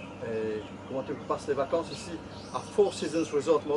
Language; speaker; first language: French; non-native, local second language; Morisyen